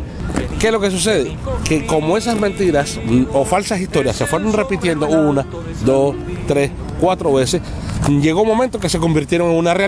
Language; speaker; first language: Spanish; native; Spanish